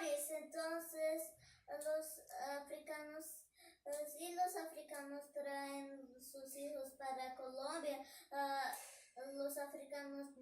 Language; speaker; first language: Spanish; non-native, learner; Portuguese